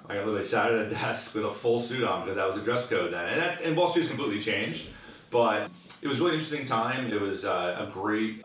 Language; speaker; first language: English; native; English